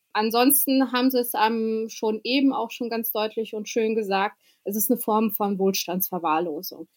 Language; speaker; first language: German; early bilingual, other home language; Albanian